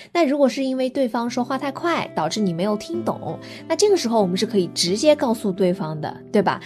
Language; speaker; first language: Chinese; native; Chinese